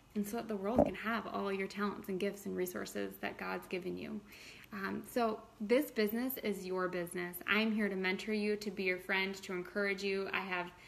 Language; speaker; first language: English; native; English